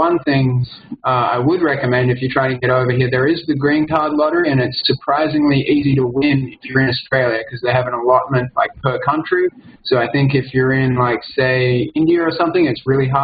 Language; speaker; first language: English; native; English